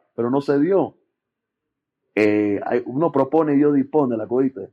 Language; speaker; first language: Spanish; native; Spanish